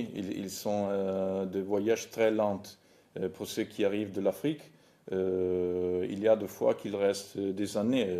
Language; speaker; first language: French; non-native, fluent; Italian